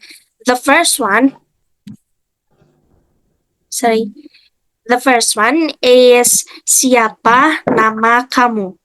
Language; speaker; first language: English; non-native, fluent; Indonesian